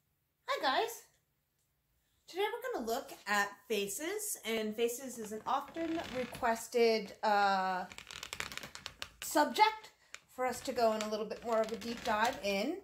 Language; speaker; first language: English; native; English